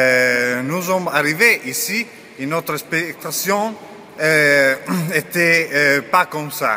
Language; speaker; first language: French; non-native, learner; Italian